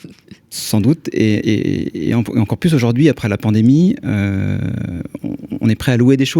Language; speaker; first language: French; native; French